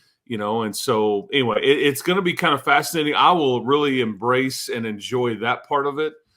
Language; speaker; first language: English; native; English